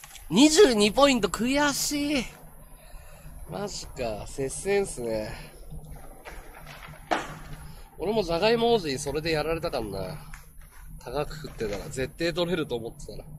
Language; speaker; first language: Japanese; native; Japanese